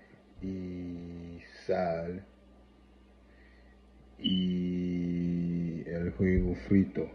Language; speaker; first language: Spanish; non-native, learner; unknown